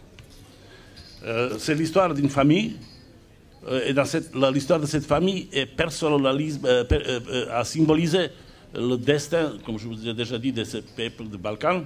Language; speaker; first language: French; non-native, fluent; Serbian